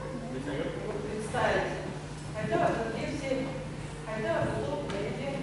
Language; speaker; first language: Russian; non-native, local second language; Tuvinian